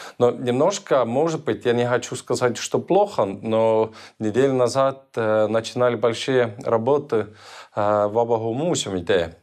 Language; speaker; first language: Russian; non-native, local second language; Estonian